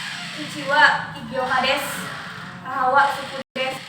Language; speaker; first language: Japanese; non-native, learner; Indonesian